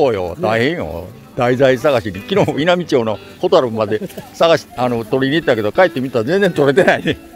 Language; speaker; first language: Japanese; native; Japanese